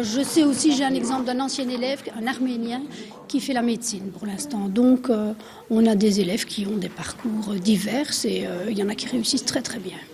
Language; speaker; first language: French; native; French